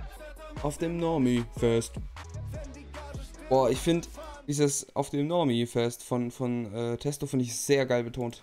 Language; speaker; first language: German; native; German